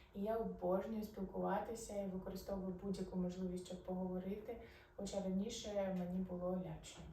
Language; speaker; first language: Ukrainian; non-native, local second language; Arabic